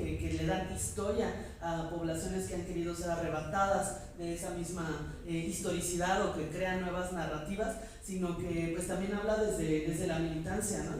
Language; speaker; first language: Spanish; native; Spanish